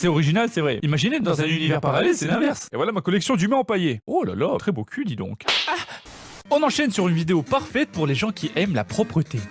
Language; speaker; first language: French; native; French